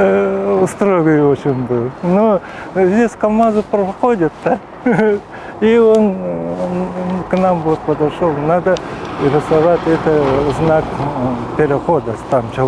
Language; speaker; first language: Russian; non-native, local second language; Yakut